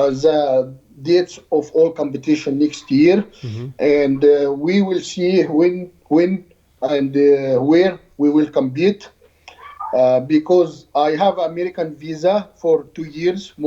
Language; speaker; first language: English; non-native, learner; Arabic